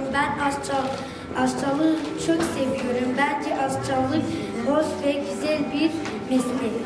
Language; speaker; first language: Turkish; non-native, learner; Kurdish